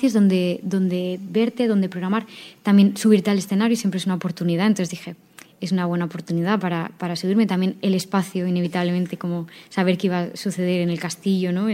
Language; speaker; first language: Spanish; native; Spanish